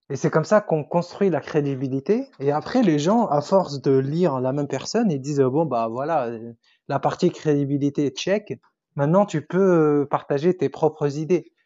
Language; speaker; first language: French; non-native, local second language; Arabic